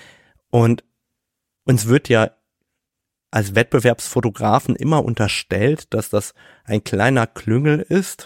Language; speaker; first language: German; native; German